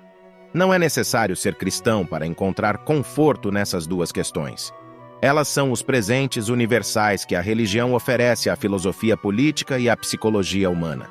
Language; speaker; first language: Portuguese; native; Portuguese